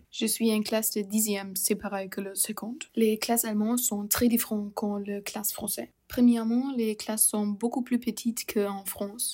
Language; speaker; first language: French; non-native, learner; German